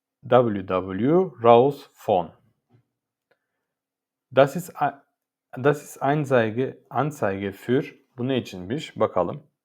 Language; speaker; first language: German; non-native, learner; Turkish